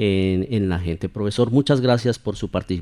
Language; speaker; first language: Spanish; native; Spanish